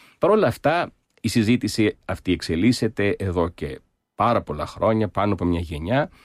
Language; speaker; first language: Greek; early bilingual, heritage; Greek